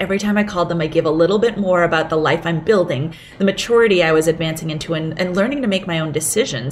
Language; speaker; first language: English; early bilingual, other home language; Cantonese